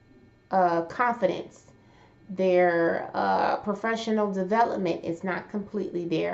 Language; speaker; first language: English; native; English